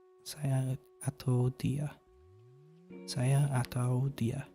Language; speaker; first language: Indonesian; non-native, learner; English